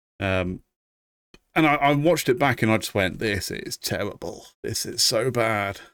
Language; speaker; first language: English; native; English